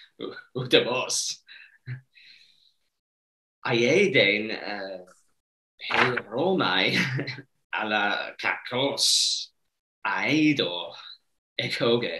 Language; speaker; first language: Greek; non-native, learner; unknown